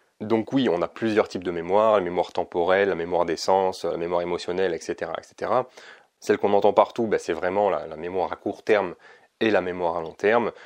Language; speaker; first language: French; native; French